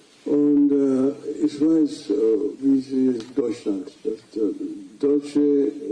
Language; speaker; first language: German; non-native, fluent; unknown